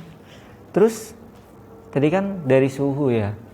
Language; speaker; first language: Indonesian; native; Indonesian